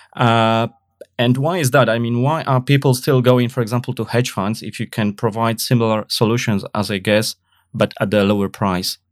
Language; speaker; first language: English; non-native, fluent; Polish